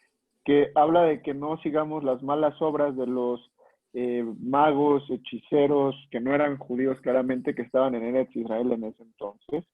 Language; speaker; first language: Spanish; native; Spanish